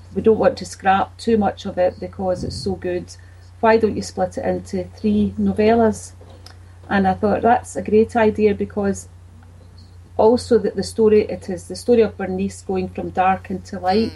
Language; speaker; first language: English; native; English